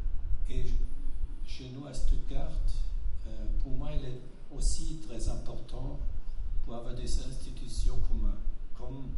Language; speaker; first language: French; non-native, fluent; German